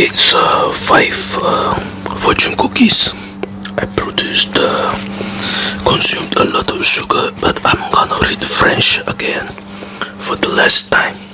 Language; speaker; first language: English; non-native, fluent; Dutch